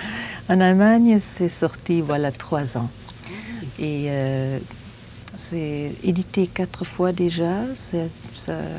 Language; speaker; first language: French; non-native, fluent; German